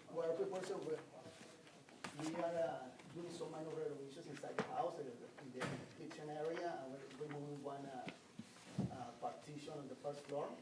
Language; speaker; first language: English; non-native, fluent; Spanish